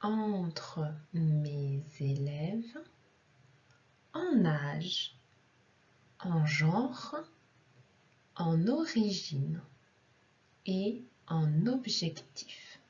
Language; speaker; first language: French; non-native, fluent; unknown